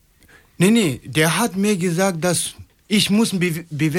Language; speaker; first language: German; non-native, fluent; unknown